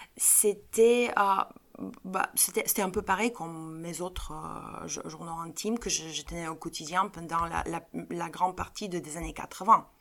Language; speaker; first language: French; non-native, fluent; Bulgarian